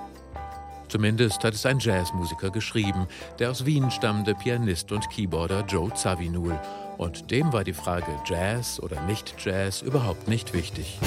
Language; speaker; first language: German; native; German